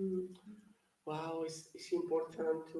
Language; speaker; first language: English; non-native, learner; Spanish